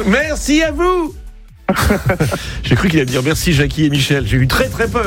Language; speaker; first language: French; native; French